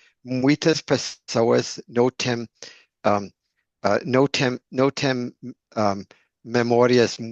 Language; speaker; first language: Portuguese; non-native, learner; English